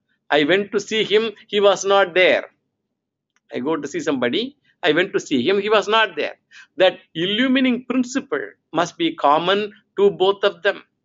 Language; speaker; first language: English; non-native, local second language; Tamil